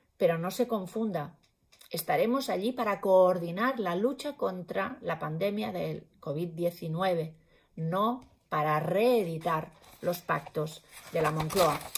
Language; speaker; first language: Spanish; non-native, local second language; Catalan